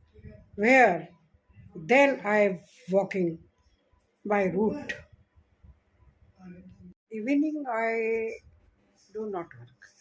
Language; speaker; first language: English; non-native, learner; Hindi